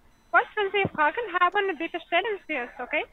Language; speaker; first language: German; non-native, learner; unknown